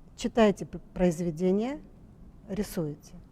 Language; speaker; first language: Russian; native; Russian